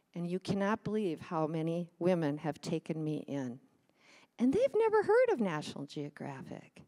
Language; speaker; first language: English; native; English